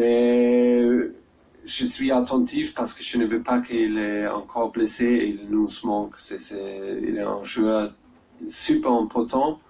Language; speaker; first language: French; non-native, learner; German